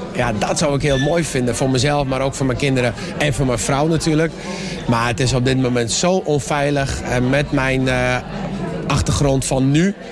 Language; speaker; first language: Dutch; early bilingual, other home language; Persian